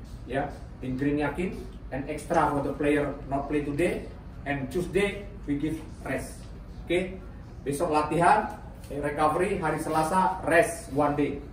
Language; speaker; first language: English; non-native, learner; Indonesian